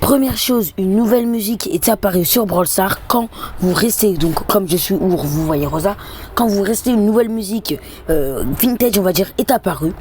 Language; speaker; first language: French; native; French